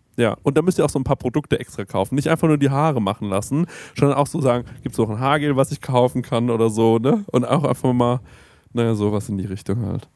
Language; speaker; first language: German; native; German